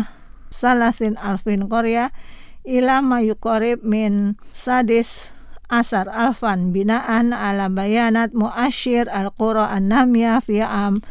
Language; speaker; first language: Arabic; non-native, fluent; Indonesian